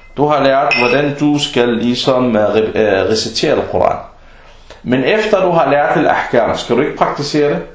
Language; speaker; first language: Danish; early bilingual, other home language; Arabic